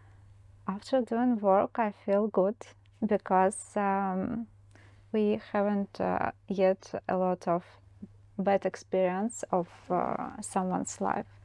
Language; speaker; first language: English; non-native, learner; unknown